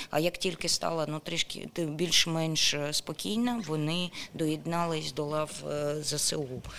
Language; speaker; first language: Ukrainian; non-native, local second language; Russian